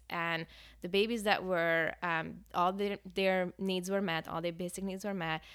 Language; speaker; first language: English; early bilingual, other home language; Hungarian